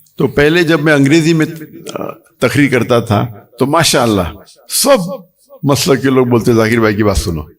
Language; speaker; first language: Urdu; non-native, local second language; Konkani